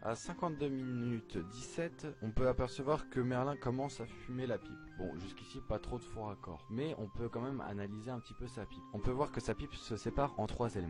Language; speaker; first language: French; native; French